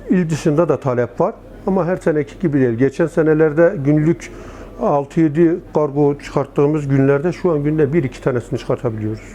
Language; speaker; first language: Turkish; native; Turkish